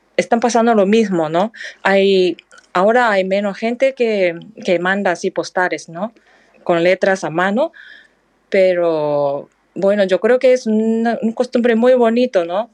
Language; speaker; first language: Spanish; non-native, fluent; Japanese